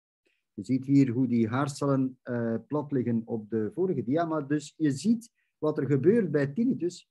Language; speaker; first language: Dutch; native; Dutch